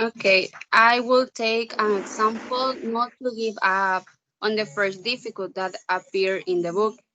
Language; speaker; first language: English; non-native, learner; Spanish